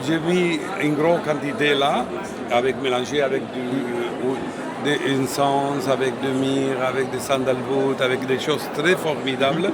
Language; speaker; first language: French; non-native, fluent; Spanish